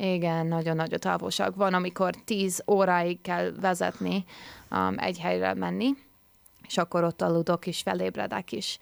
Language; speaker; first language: Hungarian; early bilingual, heritage; English